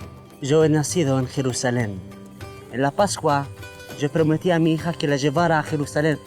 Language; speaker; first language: Spanish; non-native, fluent; Arabic